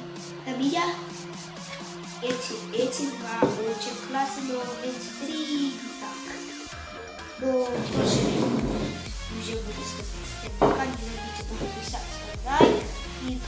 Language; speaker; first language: Russian; early bilingual, heritage; Russian